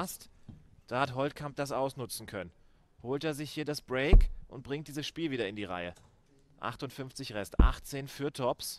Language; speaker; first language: German; native; German